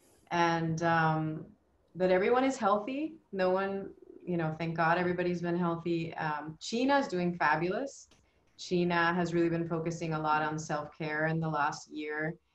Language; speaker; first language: English; early bilingual, other home language; Spanish